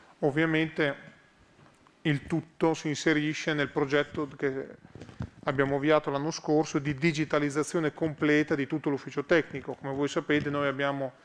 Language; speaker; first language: Italian; native; Italian